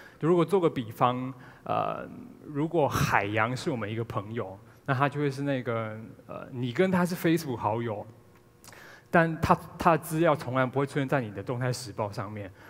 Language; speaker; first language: Chinese; native; Chinese